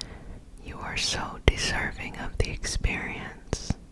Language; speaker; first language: English; native; English